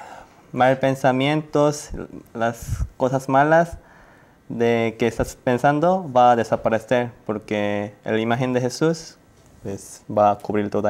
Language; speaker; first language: Spanish; non-native, learner; Korean